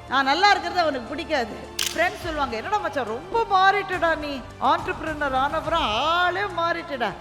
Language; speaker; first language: Tamil; native; Tamil